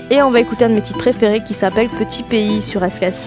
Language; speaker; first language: French; native; French